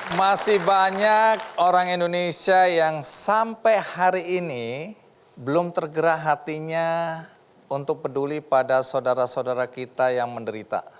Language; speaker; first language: Indonesian; native; Indonesian